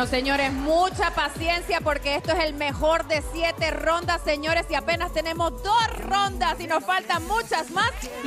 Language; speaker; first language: Spanish; native; Spanish